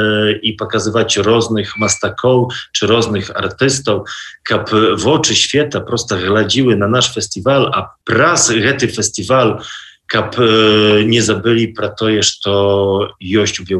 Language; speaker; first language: Belarusian; non-native, local second language; Polish